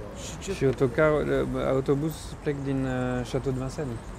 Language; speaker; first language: Romanian; non-native, learner; French